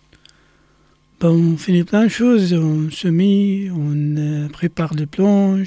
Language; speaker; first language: French; non-native, learner; Arabic